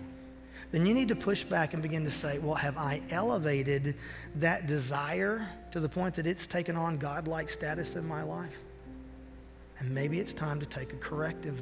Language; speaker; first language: English; native; English